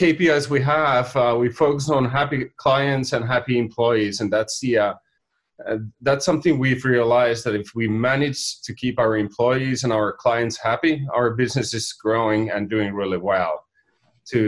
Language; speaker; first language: English; non-native, fluent; Finnish